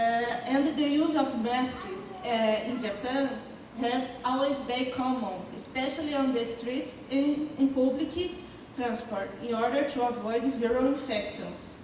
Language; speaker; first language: English; non-native, learner; Portuguese